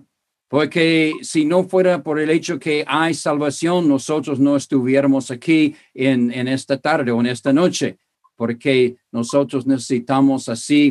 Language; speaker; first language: Spanish; non-native, fluent; English